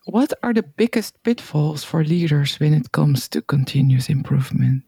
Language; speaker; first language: English; non-native, fluent; Dutch